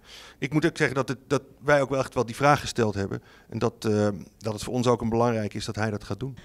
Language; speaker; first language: Dutch; native; Dutch